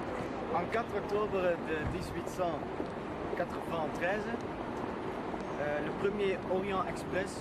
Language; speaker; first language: French; non-native, learner; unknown